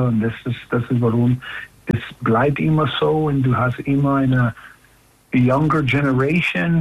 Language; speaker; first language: German; non-native, learner; English